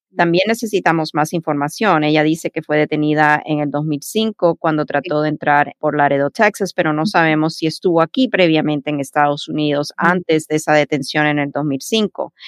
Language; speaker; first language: Spanish; early bilingual, heritage; Spanish